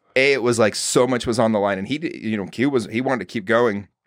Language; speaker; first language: English; native; English